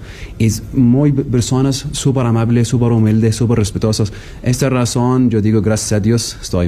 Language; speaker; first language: Spanish; non-native, learner; Arabic